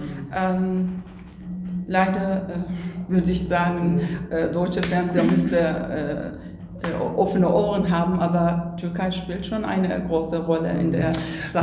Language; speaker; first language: German; non-native, fluent; Turkish